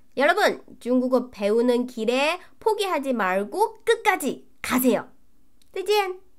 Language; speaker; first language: Korean; non-native, learner; Chinese